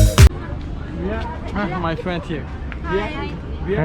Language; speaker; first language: English; non-native, learner; Turkish